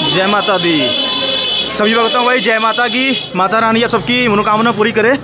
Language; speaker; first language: Hindi; non-native, local second language; Punjabi